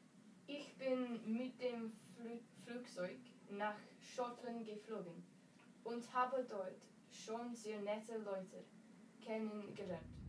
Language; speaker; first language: German; non-native, learner; English